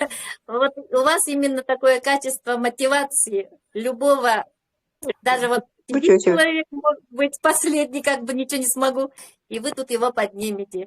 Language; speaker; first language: Russian; native; Russian